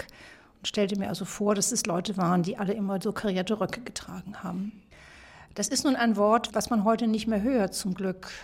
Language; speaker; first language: German; native; German